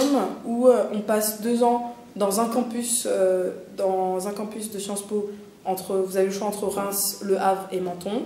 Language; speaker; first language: French; early bilingual, other home language; Portuguese